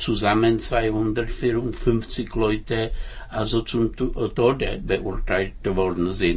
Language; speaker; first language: German; non-native, fluent; Czech